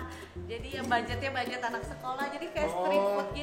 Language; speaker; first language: Indonesian; native; Indonesian